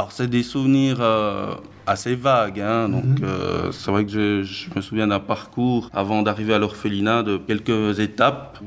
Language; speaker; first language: French; early bilingual, other home language; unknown